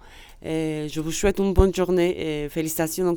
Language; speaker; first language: French; non-native, learner; Georgian